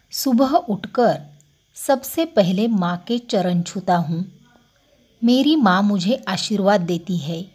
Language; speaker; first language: Hindi; non-native, local second language; Marathi